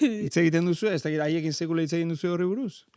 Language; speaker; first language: Basque; native; Basque